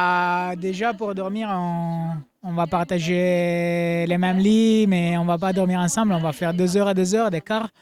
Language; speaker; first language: French; non-native, fluent; Italian